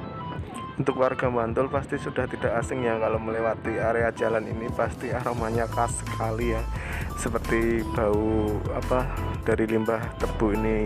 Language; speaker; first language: Indonesian; non-native, local second language; Javanese